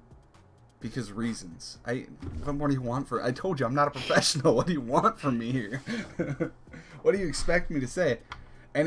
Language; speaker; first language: English; native; English